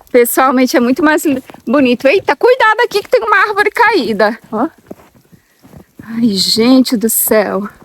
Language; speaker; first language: Portuguese; native; Portuguese